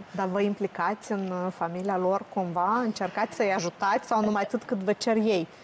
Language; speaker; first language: Romanian; native; Romanian